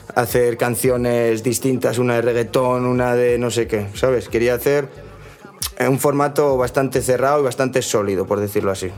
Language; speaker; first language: Spanish; native; Spanish